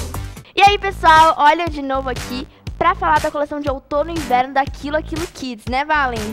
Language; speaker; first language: Portuguese; native; Portuguese